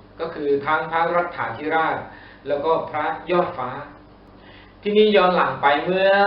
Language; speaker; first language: Thai; native; Thai